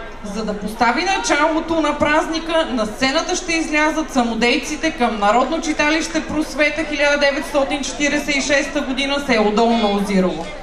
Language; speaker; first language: Bulgarian; native; Bulgarian